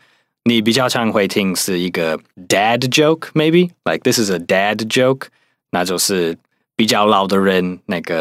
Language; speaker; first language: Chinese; non-native, fluent; English